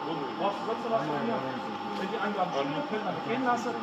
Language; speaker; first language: German; native; German